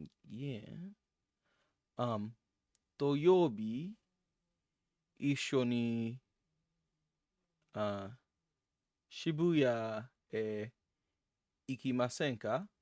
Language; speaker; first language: Japanese; non-native, learner; English